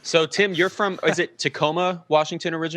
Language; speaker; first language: English; native; English